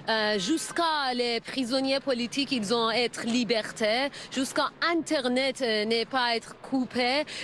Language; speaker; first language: French; non-native, learner; Persian